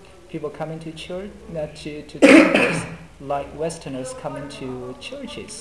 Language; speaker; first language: English; non-native, fluent; Chinese